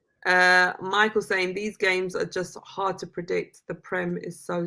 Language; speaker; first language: English; native; English